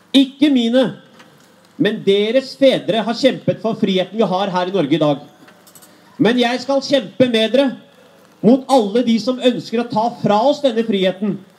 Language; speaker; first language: Norwegian; early bilingual, other home language; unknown